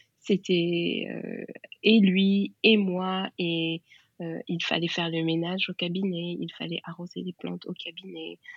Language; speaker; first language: French; non-native, local second language; Wolof